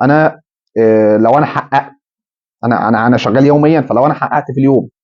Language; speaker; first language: Arabic; native; Arabic